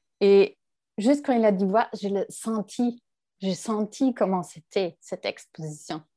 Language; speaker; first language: French; non-native, fluent; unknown